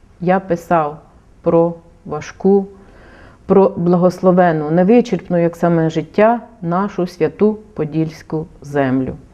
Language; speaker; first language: Ukrainian; native; Ukrainian